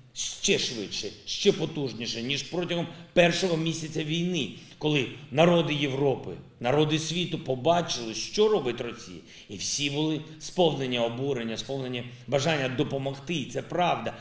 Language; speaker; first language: Ukrainian; non-native, local second language; Russian